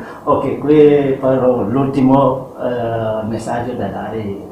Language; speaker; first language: Italian; non-native, learner; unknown